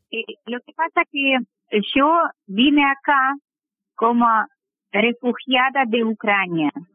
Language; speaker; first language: Spanish; non-native, fluent; Russian